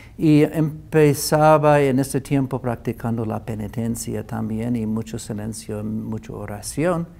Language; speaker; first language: Spanish; non-native, fluent; English